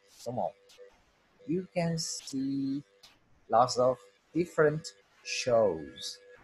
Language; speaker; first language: English; non-native, fluent; Vietnamese